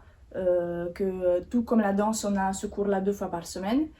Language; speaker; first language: French; native; French